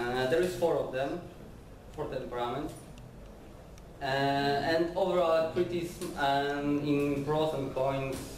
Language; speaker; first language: English; non-native, learner; Polish